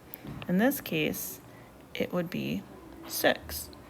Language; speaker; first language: English; native; English